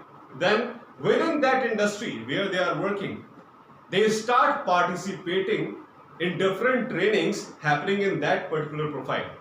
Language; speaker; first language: English; non-native, local second language; Hindi